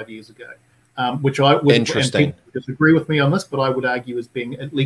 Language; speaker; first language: English; native; English